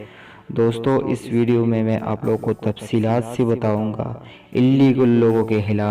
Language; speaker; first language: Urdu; non-native, local second language; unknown